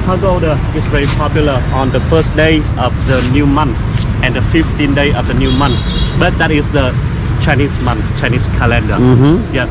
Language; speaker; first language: English; non-native, fluent; Vietnamese